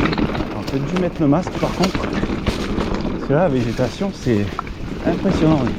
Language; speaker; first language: French; native; French